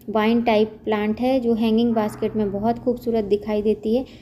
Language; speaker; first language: Hindi; non-native, local second language; Gujarati